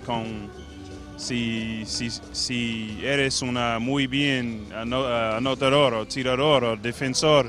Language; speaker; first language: Spanish; non-native, learner; English